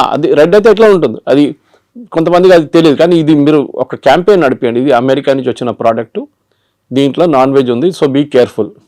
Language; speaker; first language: Telugu; non-native, local second language; Malayalam